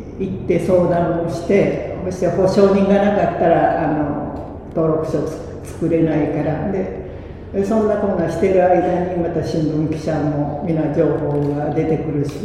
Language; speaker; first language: Japanese; early bilingual, other home language; Korean